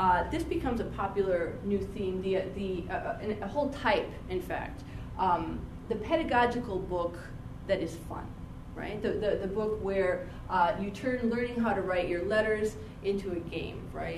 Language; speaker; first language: English; native; English